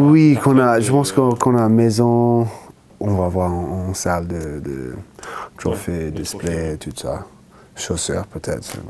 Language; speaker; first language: French; non-native, fluent; English